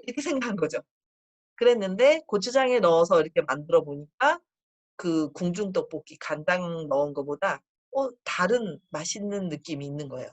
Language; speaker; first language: Korean; native; Korean